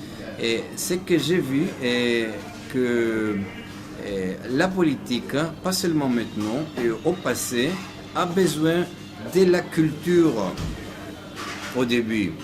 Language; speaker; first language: French; non-native, fluent; Greek